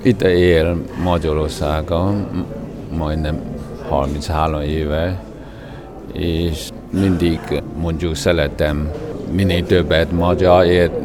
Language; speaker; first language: Hungarian; non-native, learner; Chinese